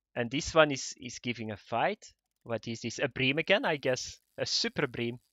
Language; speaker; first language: English; non-native, fluent; Dutch